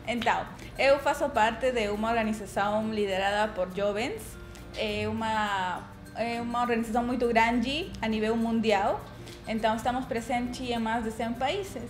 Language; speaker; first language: Portuguese; non-native, learner; Spanish